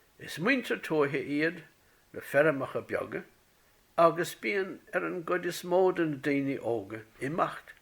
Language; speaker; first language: Irish; native; Irish